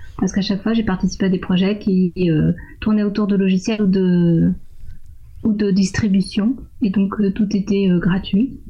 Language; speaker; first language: French; non-native, fluent; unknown